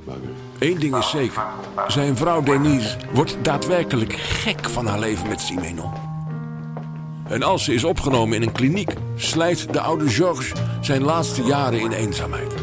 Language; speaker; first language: Dutch; native; Dutch